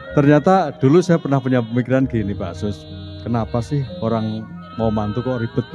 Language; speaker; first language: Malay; non-native, local second language; Javanese